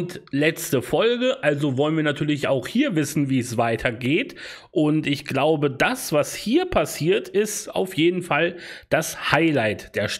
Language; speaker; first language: German; native; German